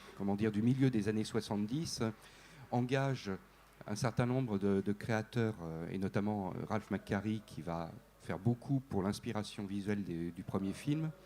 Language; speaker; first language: French; native; French